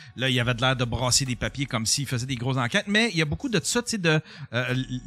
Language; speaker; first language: French; native; French